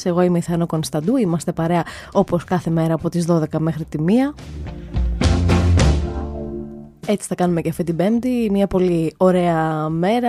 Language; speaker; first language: Greek; native; Greek